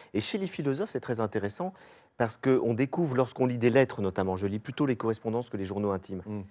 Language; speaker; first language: French; native; French